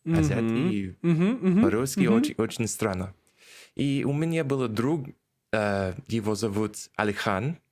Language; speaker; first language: Russian; non-native, learner; English